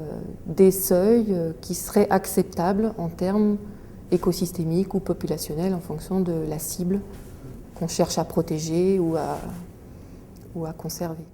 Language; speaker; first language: French; native; French